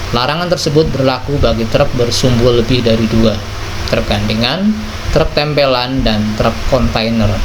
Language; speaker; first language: Indonesian; native; Indonesian